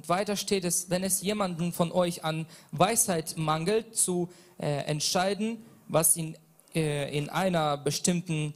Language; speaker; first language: German; non-native, learner; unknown